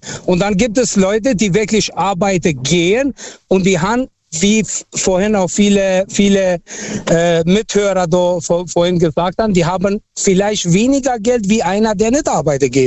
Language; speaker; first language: German; non-native, local second language; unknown